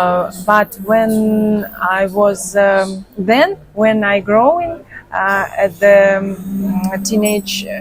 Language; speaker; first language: English; non-native, learner; Russian